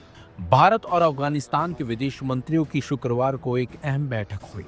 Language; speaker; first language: Hindi; native; Hindi